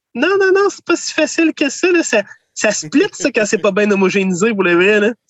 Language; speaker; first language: French; native; French